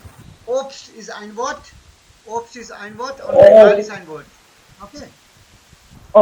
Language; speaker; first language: German; non-native, fluent; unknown